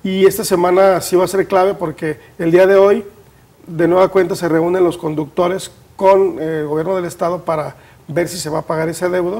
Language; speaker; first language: Spanish; native; Spanish